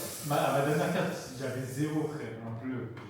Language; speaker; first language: French; native; French